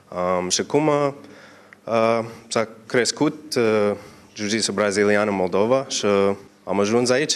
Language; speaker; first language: Romanian; non-native, fluent; English